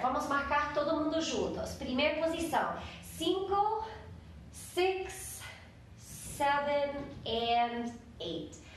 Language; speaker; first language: Portuguese; non-native, fluent; English